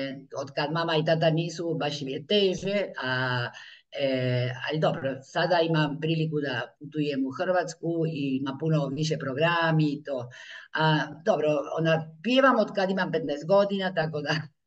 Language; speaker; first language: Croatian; early bilingual, heritage; Croatian